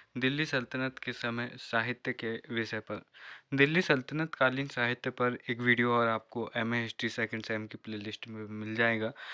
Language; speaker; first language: Hindi; native; Hindi